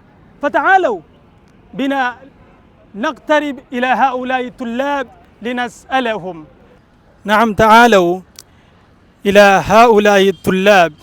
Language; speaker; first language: Arabic; non-native, fluent; Urdu